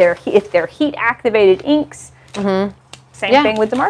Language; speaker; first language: English; native; English